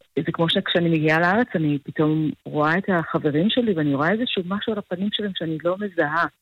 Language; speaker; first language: Hebrew; native; Hebrew